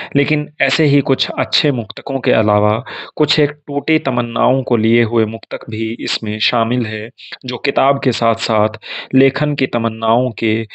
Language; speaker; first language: Hindi; native; Hindi